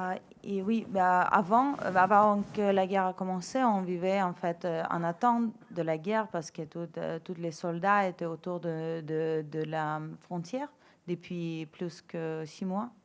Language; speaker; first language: French; non-native, fluent; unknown